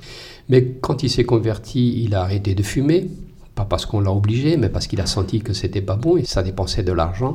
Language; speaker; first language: French; non-native, fluent; Portuguese